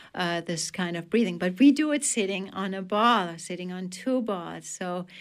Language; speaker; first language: English; non-native, fluent; German